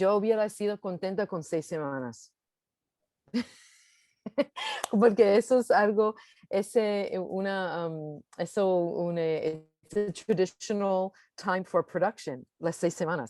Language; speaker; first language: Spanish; early bilingual, heritage; English